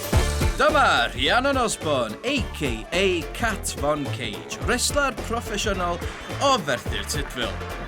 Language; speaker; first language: Welsh; native; Welsh